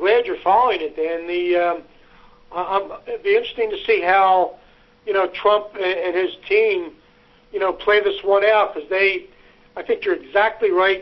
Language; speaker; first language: English; native; English